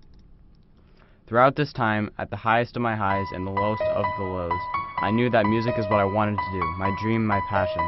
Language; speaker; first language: English; native; English